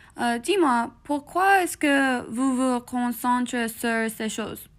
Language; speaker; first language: French; non-native, learner; English